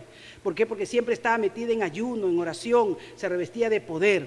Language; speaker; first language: Spanish; native; Spanish